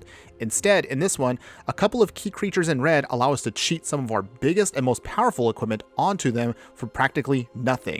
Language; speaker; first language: English; native; English